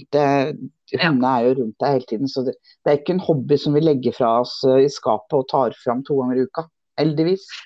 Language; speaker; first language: Norwegian; native; Norwegian